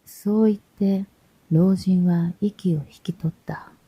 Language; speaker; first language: Japanese; native; Japanese